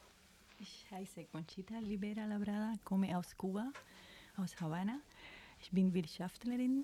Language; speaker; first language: German; non-native, fluent; Spanish